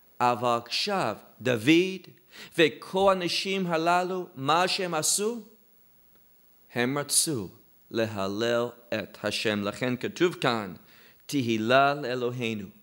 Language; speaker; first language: Hebrew; non-native, fluent; English